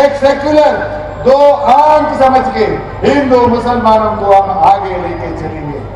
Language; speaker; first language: Hindi; non-native, local second language; Telugu